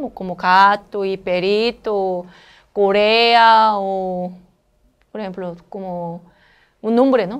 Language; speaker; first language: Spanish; non-native, learner; Korean